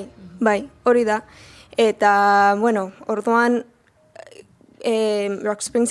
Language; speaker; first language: Basque; non-native, learner; English